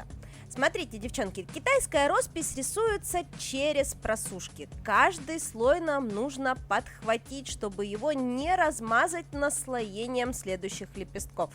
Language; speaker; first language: Russian; native; Russian